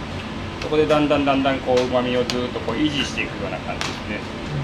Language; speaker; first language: Japanese; native; Japanese